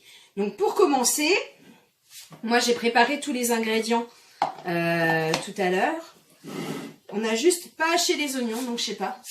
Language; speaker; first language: French; native; French